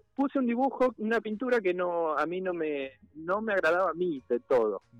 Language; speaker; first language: Spanish; native; Spanish